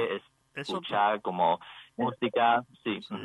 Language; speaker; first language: Spanish; non-native, learner; Chinese